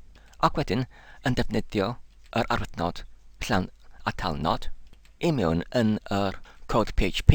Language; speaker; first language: Welsh; non-native, learner; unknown